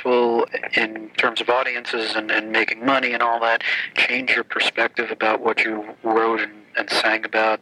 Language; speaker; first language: English; native; English